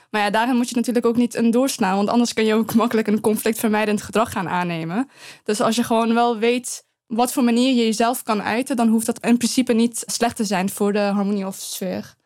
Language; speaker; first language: Dutch; early bilingual, other home language; Persian